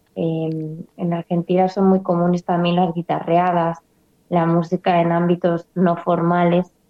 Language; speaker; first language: Spanish; native; Spanish